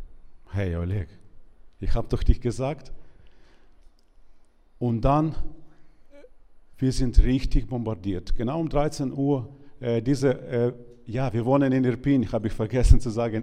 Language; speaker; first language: German; non-native, learner; Ukrainian